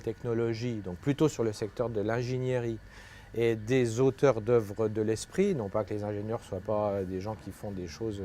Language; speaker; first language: French; native; French